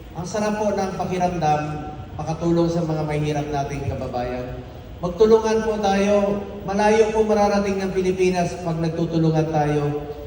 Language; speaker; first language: Filipino; non-native, local second language; Cebuano